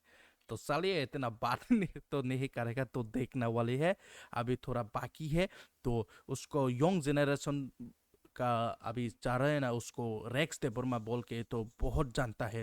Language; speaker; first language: Hindi; non-native, local second language; Kok Borok